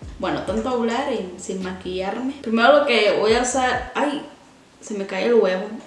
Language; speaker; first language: Spanish; early bilingual, heritage; Spanish